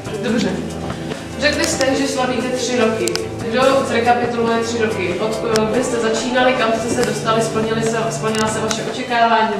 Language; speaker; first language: Czech; native; Czech